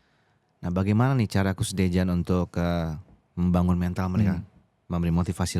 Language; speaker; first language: Indonesian; native; Indonesian